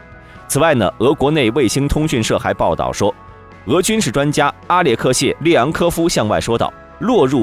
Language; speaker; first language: Chinese; native; Chinese